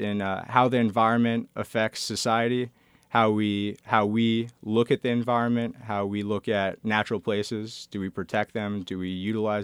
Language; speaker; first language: English; native; English